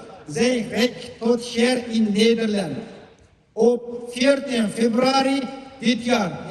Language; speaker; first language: Dutch; non-native, learner; Uyghur